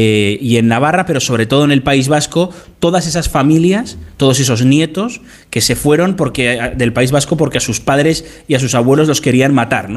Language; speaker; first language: Spanish; native; Spanish